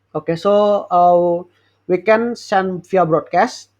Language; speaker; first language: English; non-native, learner; Indonesian